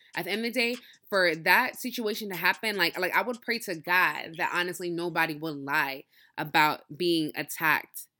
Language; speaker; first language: English; early bilingual, other home language; Yoruba